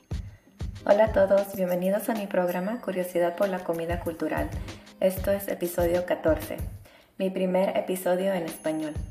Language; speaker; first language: Spanish; early bilingual, heritage; Spanish